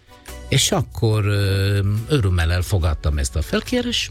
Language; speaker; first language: Hungarian; non-native, learner; Italian